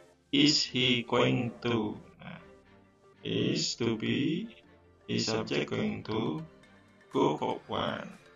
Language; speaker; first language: English; non-native, learner; Indonesian